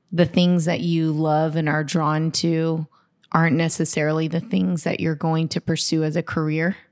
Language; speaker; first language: English; early bilingual, other home language; Filipino